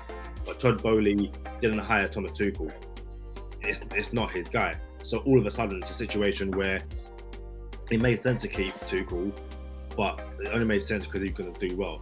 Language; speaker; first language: English; native; English